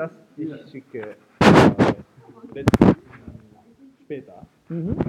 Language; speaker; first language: German; non-native, learner; Japanese